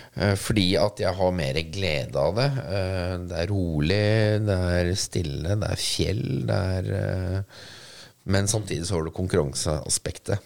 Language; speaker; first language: Norwegian; native; Norwegian